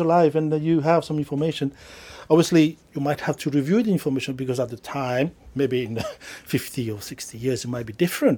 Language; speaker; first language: English; non-native, fluent; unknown